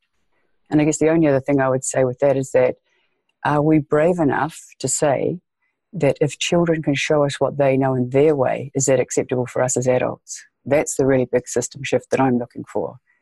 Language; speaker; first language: English; native; English